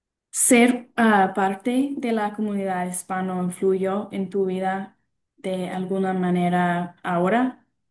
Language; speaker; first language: Spanish; non-native, learner; English